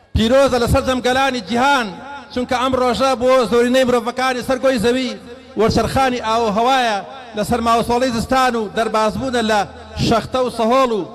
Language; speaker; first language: Central Kurdish; native; Central Kurdish